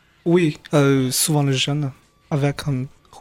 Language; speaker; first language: French; non-native, fluent; Chinese